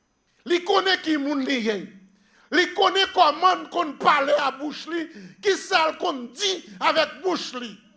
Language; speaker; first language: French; non-native, local second language; Haitian Creole